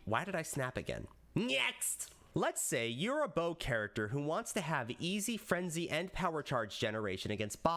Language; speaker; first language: English; native; English